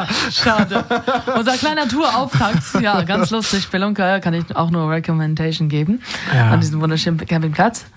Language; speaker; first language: German; native; German